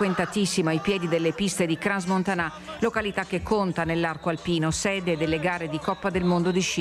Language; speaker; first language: Italian; native; Italian